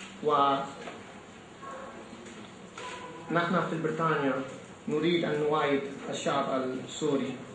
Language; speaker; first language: Arabic; non-native, fluent; English